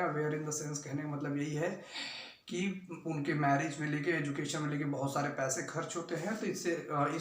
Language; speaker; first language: Hindi; native; Hindi